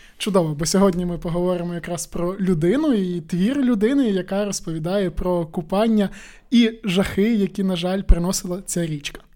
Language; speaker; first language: Ukrainian; native; Ukrainian